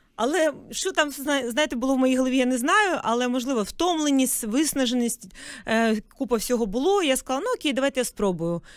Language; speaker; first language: Ukrainian; non-native, local second language; Russian